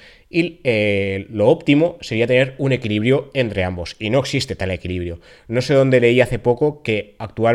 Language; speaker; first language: Spanish; native; Spanish